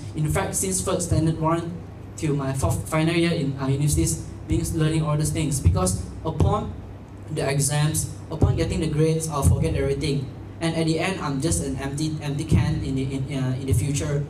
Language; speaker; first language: English; non-native, local second language; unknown